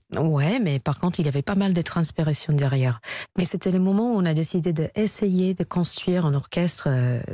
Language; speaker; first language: French; non-native, fluent; English